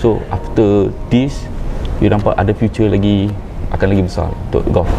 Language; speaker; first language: Malay; native; Malay